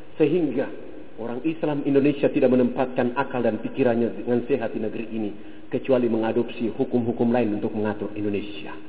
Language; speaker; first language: Indonesian; native; Indonesian